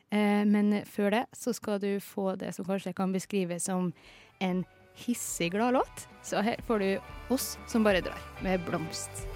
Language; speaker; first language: Norwegian; native; Norwegian